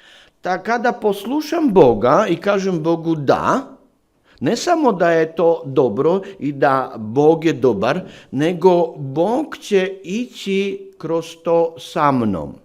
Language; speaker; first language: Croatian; non-native, fluent; Slovak